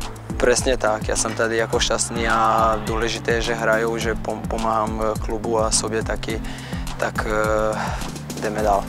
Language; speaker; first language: Czech; non-native, fluent; Serbian